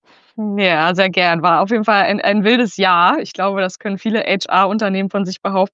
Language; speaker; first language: German; native; German